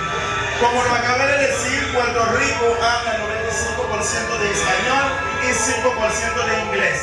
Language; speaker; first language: Spanish; non-native, learner; Haitian Creole